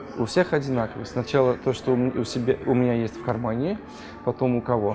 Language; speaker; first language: Russian; non-native, fluent; English